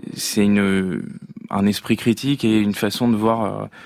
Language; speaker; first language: French; native; French